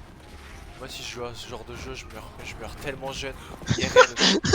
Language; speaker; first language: French; native; French